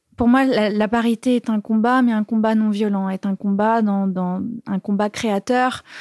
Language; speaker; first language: French; native; French